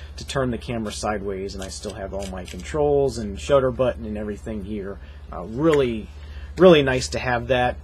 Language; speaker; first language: English; native; English